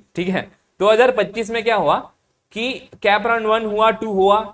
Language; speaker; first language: Hindi; non-native, local second language; Marathi